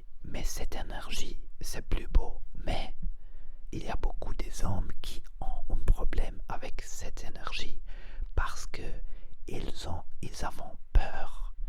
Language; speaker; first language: French; non-native, learner; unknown